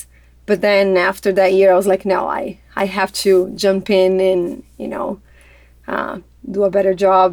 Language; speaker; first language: English; non-native, fluent; Portuguese